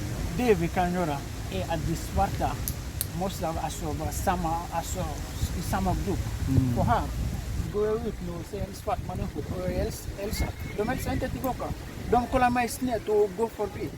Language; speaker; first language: Swedish; early bilingual, other home language; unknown